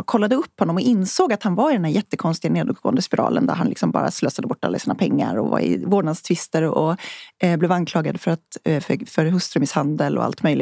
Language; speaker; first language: Swedish; native; Swedish